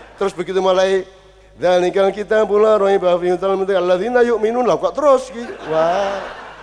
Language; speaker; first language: Indonesian; non-native, local second language; Javanese